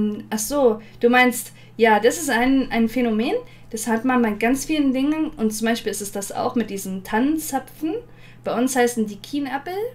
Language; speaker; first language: German; native; German